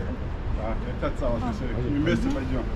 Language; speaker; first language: Russian; non-native, fluent; Georgian